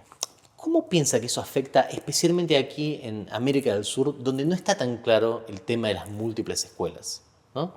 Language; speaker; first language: Spanish; native; Spanish